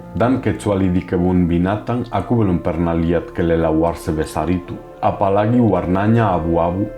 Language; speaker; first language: Indonesian; non-native, fluent; Spanish